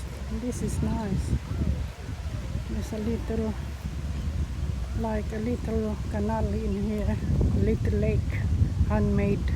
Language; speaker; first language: English; non-native, fluent; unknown